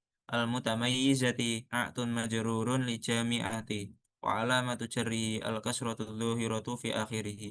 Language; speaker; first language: Arabic; non-native, learner; Indonesian